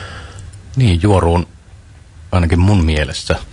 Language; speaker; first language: Finnish; native; Finnish